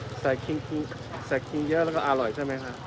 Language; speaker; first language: Thai; non-native, learner; Chinese